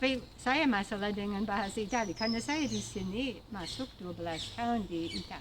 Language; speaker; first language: Indonesian; non-native, fluent; English